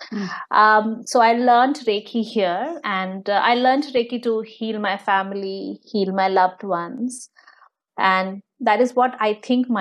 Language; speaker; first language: English; non-native, local second language; Bangla